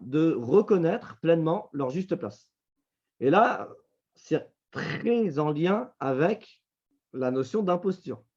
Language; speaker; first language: French; native; French